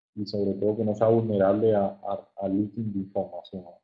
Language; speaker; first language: Spanish; native; Spanish